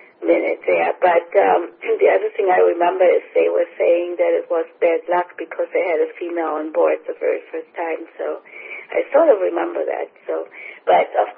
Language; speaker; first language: English; non-native, fluent; German